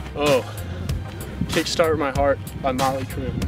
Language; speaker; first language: English; native; English